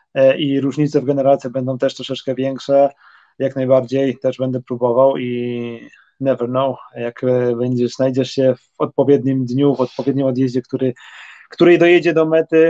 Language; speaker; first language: Polish; native; Polish